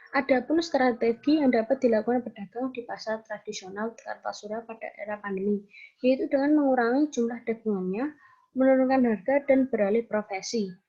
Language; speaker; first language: Indonesian; native; Indonesian